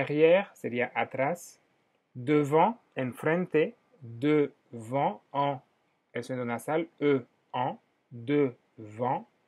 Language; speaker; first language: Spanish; non-native, fluent; French